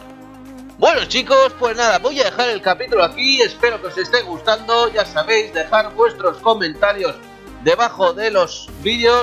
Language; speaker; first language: Spanish; native; Spanish